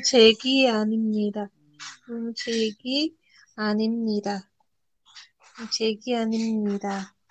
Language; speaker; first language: Korean; non-native, learner; Indonesian